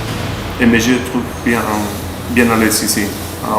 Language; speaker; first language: French; non-native, learner; Spanish